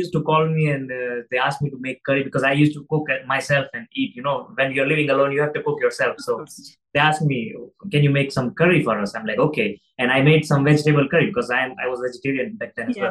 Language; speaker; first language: English; non-native, local second language; Gujarati